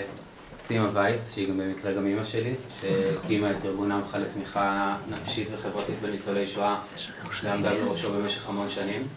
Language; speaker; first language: Hebrew; native; Hebrew